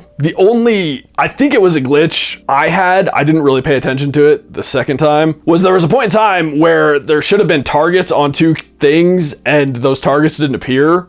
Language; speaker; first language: English; native; English